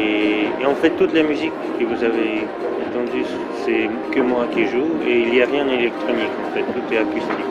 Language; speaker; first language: French; non-native, fluent; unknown